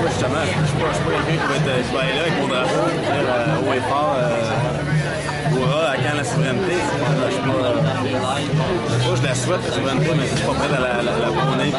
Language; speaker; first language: French; native; French